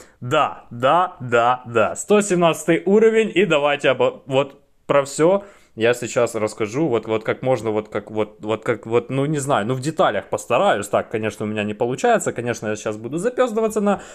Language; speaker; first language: Russian; native; Russian